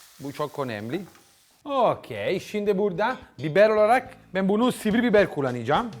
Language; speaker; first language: Turkish; non-native, learner; Italian